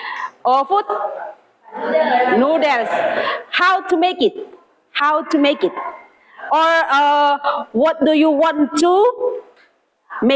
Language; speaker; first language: English; non-native, fluent; Indonesian